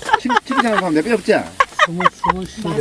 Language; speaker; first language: Korean; native; Korean